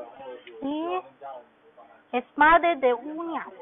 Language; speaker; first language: Spanish; non-native, learner; Chinese